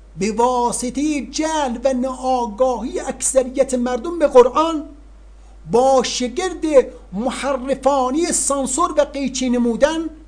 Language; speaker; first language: Persian; native; Persian